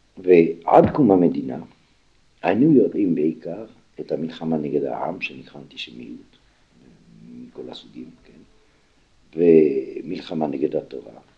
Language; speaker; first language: Hebrew; non-native, fluent; French